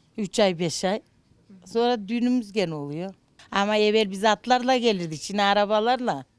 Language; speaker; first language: Turkish; native; Turkish